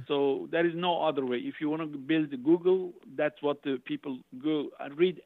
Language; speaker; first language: English; non-native, fluent; Turkish